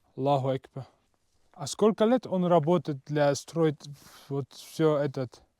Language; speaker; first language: Russian; non-native, learner; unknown